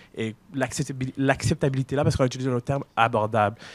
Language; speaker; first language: French; native; French